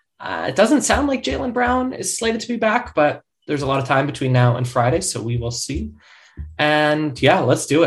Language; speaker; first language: English; native; English